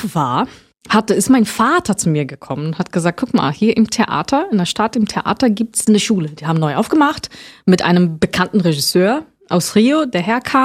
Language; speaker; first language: German; non-native, fluent; Portuguese